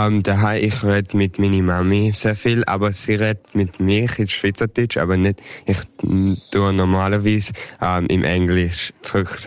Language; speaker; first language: German; early bilingual, heritage; English